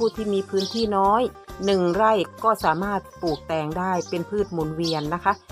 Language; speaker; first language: Thai; native; Thai